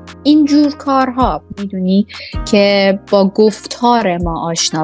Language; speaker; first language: Persian; native; Persian